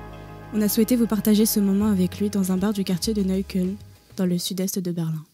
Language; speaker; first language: French; native; French